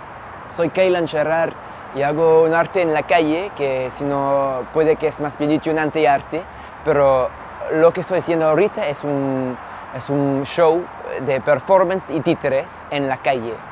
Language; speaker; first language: Spanish; non-native, fluent; English